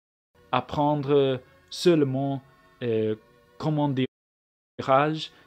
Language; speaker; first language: French; non-native, learner; English